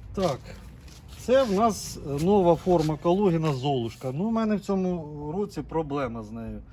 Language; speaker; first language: Ukrainian; non-native, local second language; Russian